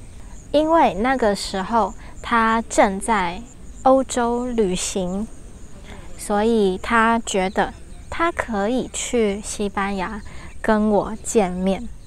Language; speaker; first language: Chinese; non-native, learner; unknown